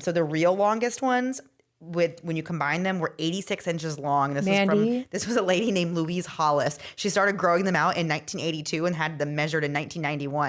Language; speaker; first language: English; native; English